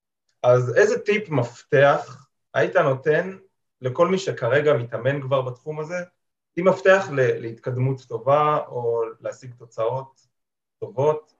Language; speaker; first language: Hebrew; native; Hebrew